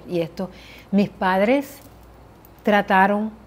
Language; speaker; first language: Spanish; early bilingual, heritage; Spanish